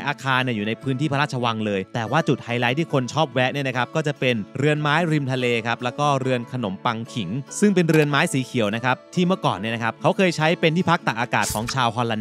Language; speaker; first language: Thai; native; Thai